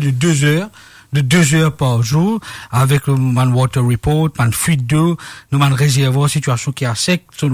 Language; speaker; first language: French; non-native, local second language; Morisyen